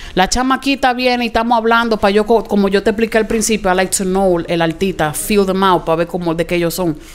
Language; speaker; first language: Spanish; early bilingual, heritage; Spanish